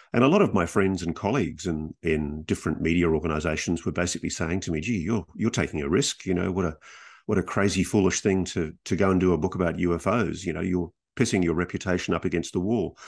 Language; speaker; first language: English; native; English